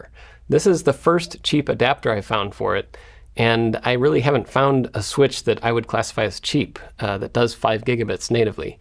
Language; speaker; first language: English; native; English